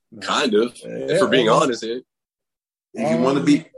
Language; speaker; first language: English; native; English